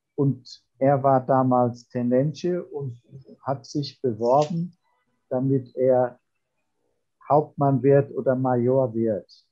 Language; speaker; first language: German; native; German